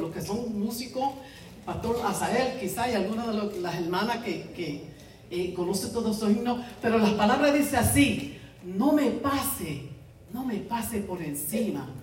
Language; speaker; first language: Spanish; native; Spanish